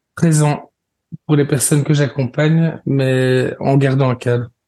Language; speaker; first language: French; native; French